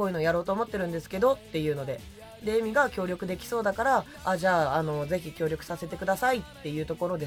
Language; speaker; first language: Japanese; native; Japanese